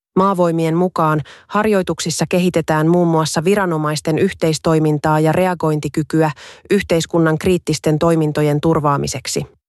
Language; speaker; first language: Finnish; native; Finnish